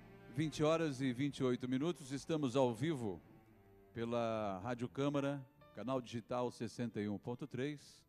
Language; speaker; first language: Portuguese; native; Portuguese